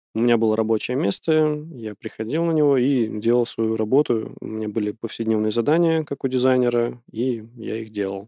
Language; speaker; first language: Russian; early bilingual, heritage; Russian